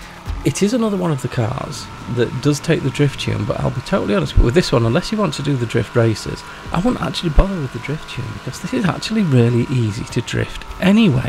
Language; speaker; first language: English; native; English